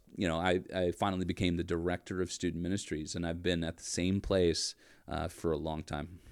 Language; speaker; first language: English; native; English